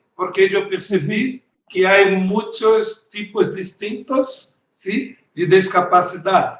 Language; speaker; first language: Spanish; non-native, learner; Portuguese